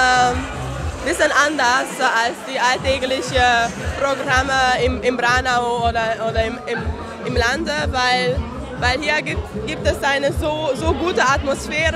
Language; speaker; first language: German; non-native, local second language; Hungarian